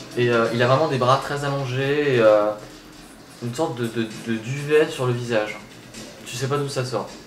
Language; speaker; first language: French; native; French